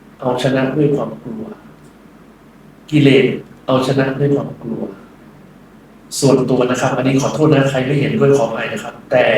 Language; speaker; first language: Thai; native; Thai